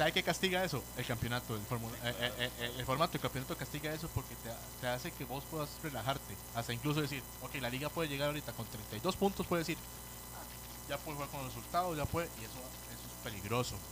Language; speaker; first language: Spanish; native; Spanish